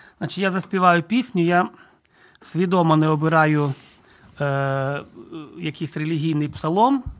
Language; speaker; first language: Ukrainian; non-native, local second language; Russian